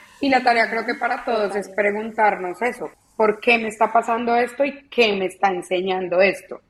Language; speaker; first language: Spanish; native; Spanish